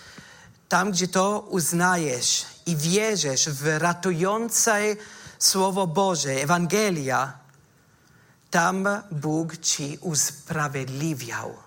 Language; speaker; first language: Polish; non-native, fluent; German